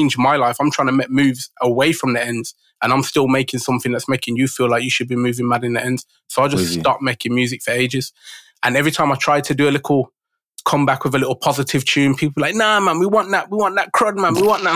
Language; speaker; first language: English; native; English